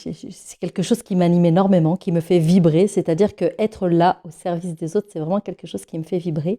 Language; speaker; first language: French; native; French